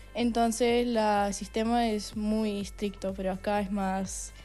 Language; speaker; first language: Spanish; non-native, fluent; Estonian